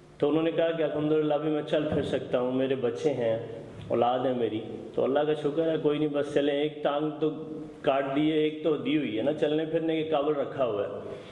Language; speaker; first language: Urdu; non-native, local second language; Punjabi